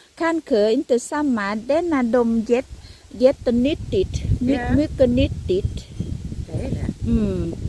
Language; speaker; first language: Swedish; non-native, learner; Thai